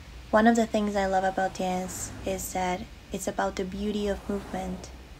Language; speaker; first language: English; non-native, fluent; Spanish